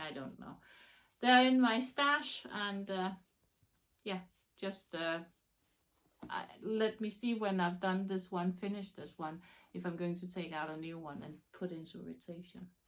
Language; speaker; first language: English; non-native, fluent; Danish